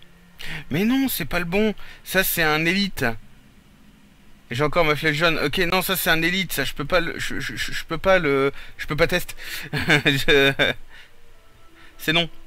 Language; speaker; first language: French; native; French